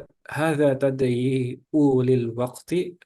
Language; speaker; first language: Arabic; non-native, learner; Indonesian